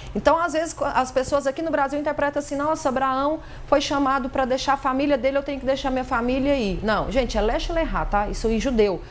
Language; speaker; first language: Portuguese; native; Portuguese